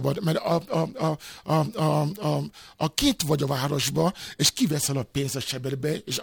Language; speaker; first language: Hungarian; non-native, fluent; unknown